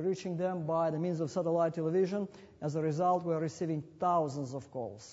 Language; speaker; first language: English; non-native, fluent; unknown